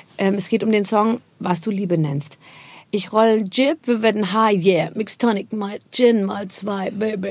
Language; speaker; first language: German; native; German